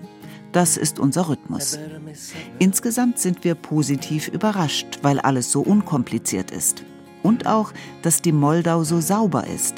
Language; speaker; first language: German; native; German